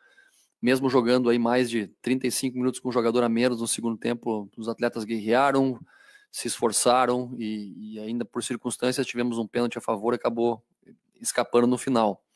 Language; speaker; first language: Portuguese; native; Portuguese